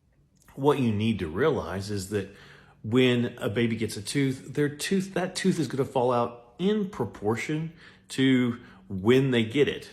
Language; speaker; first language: English; native; English